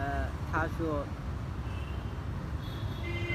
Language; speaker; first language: Chinese; non-native, learner; Hindi